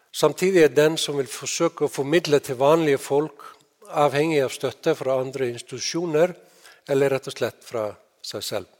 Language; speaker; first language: Norwegian; non-native, fluent; Icelandic